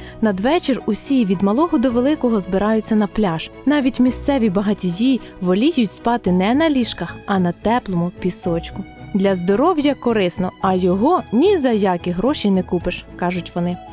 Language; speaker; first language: Ukrainian; native; Ukrainian